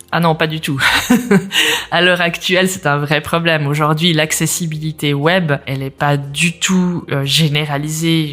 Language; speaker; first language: French; native; French